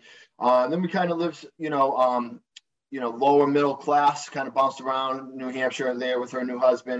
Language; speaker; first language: English; native; English